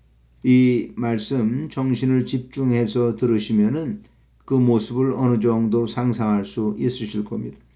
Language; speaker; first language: Korean; native; Korean